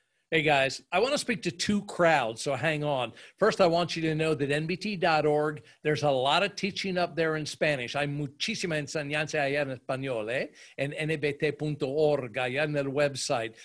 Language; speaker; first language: English; native; English